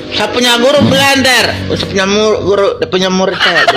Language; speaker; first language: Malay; non-native, local second language; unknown